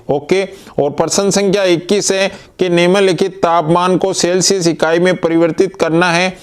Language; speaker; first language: Hindi; native; Hindi